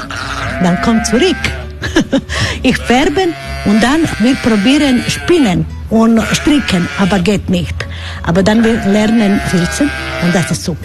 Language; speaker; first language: German; non-native, learner; Croatian